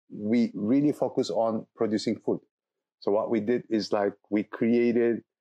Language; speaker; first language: English; non-native, fluent; Turkish